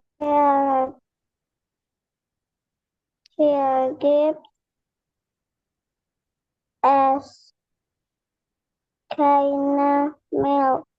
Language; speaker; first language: German; non-native, learner; Indonesian